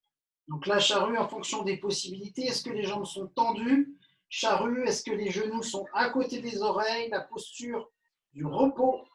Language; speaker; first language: French; native; French